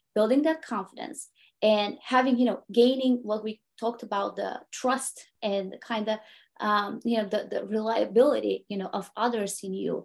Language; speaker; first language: English; non-native, fluent; Bulgarian